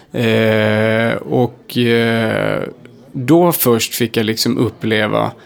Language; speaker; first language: Swedish; native; Swedish